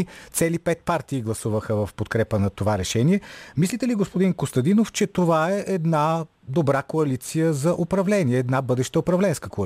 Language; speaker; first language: Bulgarian; native; Bulgarian